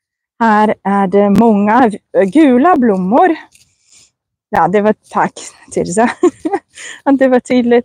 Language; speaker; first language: Swedish; non-native, fluent; Russian